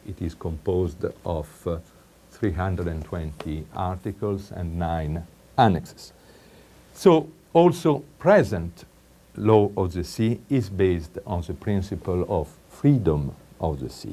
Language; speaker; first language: English; non-native, fluent; Italian